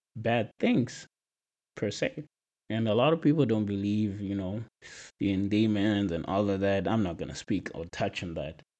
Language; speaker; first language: English; non-native, local second language; Shona